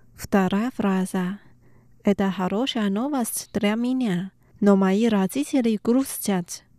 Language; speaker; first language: Russian; non-native, learner; Chinese